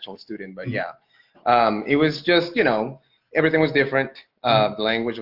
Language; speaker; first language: English; non-native, fluent; Spanish